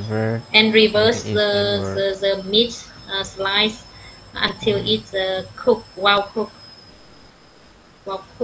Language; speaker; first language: English; non-native, learner; Vietnamese